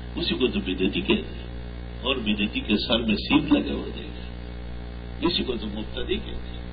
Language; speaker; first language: Urdu; non-native, local second language; Pashto